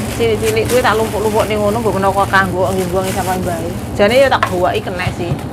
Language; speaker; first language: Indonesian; non-native, local second language; Javanese